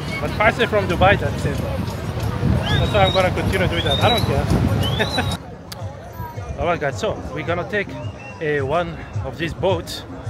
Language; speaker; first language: English; non-native, fluent; Arabic